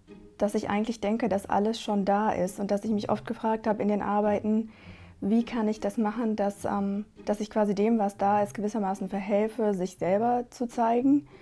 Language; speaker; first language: German; non-native, fluent; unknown